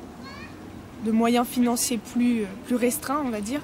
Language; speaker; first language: French; native; French